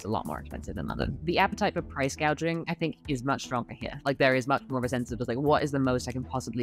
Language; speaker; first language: English; native; English